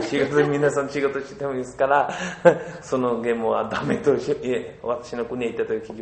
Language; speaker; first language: Japanese; non-native, learner; Bangla